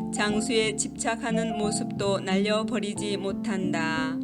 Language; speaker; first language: Korean; native; Korean